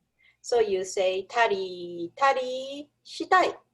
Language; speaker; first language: Japanese; non-native, fluent; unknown